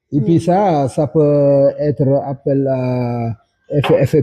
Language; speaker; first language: French; non-native, local second language; Wolof